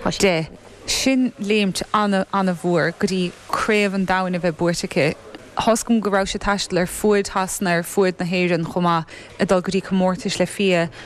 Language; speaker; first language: Irish; native; Irish